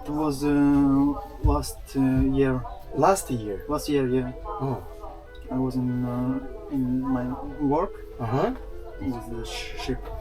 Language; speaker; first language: English; non-native, learner; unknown